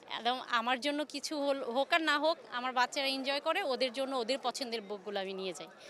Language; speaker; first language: Bangla; native; Bangla